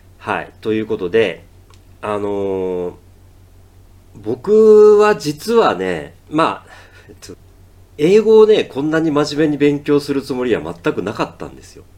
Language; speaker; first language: Japanese; native; Japanese